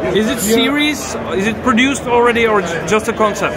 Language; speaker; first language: English; non-native, learner; Czech